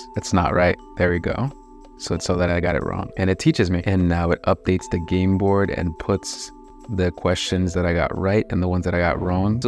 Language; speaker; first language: English; native; English